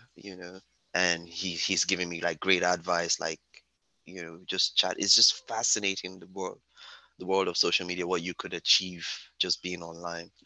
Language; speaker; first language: English; non-native, local second language; Yoruba